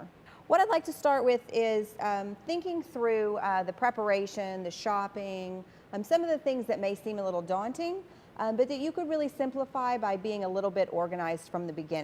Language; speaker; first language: English; native; English